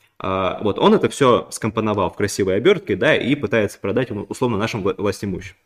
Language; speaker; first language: Russian; native; Russian